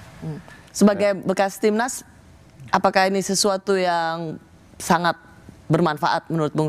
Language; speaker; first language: Indonesian; native; Indonesian